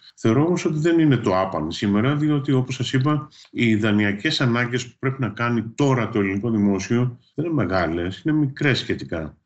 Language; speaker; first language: Greek; native; Greek